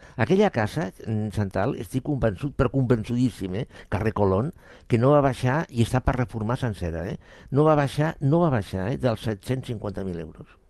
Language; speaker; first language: Catalan; non-native, local second language; Spanish